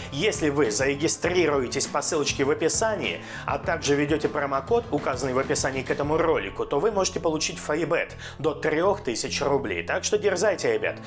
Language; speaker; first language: Russian; native; Russian